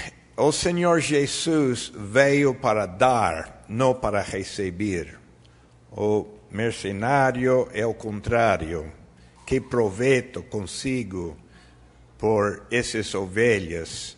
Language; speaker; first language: Portuguese; non-native, fluent; Spanish